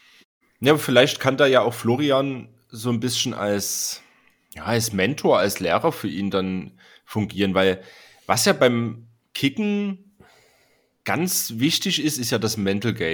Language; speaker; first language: German; native; German